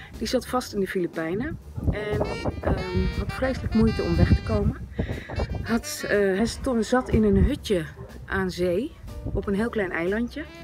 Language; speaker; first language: Dutch; native; Dutch